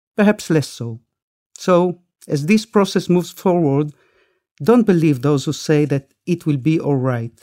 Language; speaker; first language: English; early bilingual, other home language; Spanish